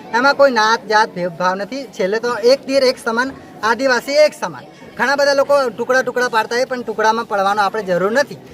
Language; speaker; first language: Gujarati; non-native, local second language; Rathawi